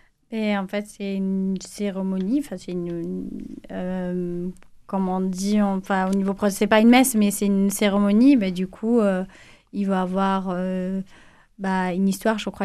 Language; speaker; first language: French; non-native, fluent; German